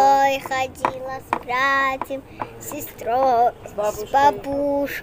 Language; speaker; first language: Russian; early bilingual, heritage; Russian